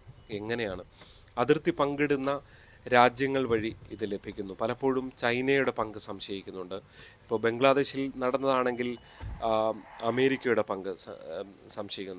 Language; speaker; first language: Malayalam; native; Malayalam